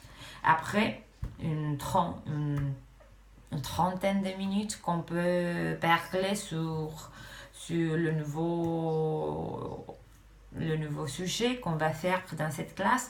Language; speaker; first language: French; non-native, fluent; Romanian